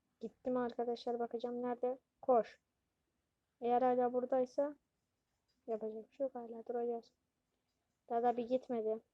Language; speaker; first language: Turkish; native; Turkish